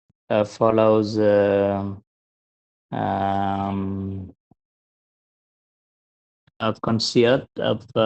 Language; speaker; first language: English; non-native, learner; Vietnamese